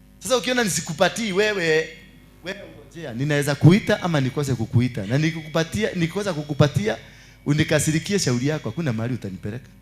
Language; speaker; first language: Swahili; non-native, local second language; Kikuyu